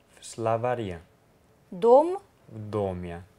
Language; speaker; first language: Russian; non-native, learner; Italian